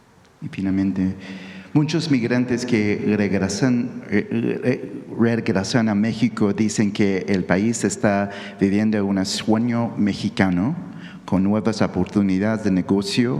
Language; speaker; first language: Spanish; early bilingual, heritage; Spanish